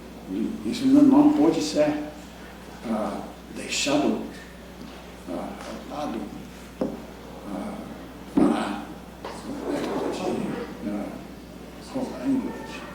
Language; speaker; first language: Portuguese; non-native, fluent; English